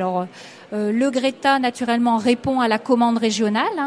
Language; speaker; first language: French; native; French